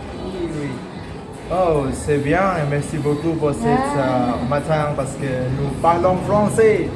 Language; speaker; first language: French; non-native, learner; Indonesian